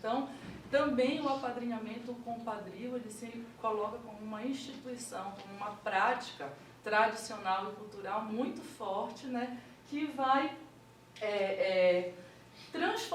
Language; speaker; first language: Portuguese; native; Portuguese